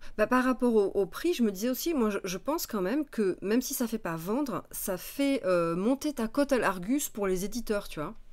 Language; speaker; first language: French; native; French